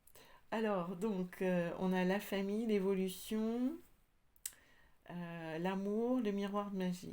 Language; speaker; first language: French; native; French